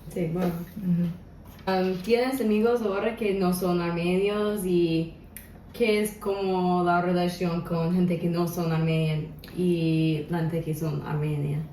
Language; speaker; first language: Spanish; non-native, local second language; English